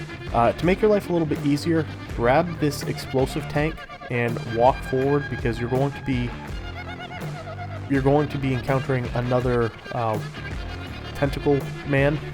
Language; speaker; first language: English; native; English